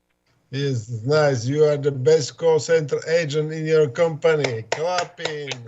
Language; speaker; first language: English; non-native, fluent; Slovak